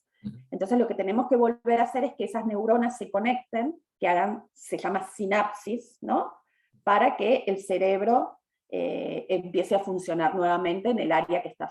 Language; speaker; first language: Spanish; native; Spanish